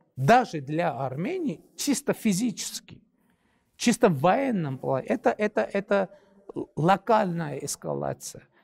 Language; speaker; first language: Russian; non-native, local second language; Armenian